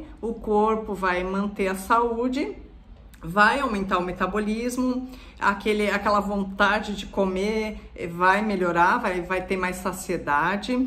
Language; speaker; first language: Portuguese; native; Portuguese